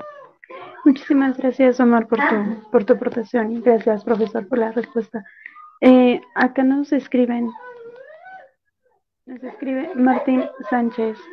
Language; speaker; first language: Spanish; native; Spanish